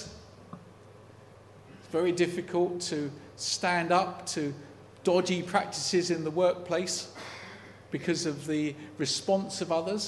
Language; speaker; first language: English; native; English